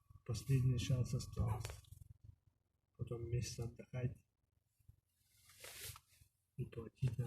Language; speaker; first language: Russian; non-native, learner; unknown